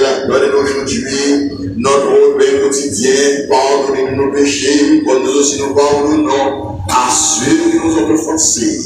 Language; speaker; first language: French; non-native, local second language; Haitian Creole